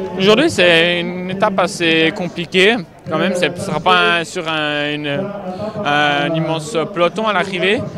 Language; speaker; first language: French; native; French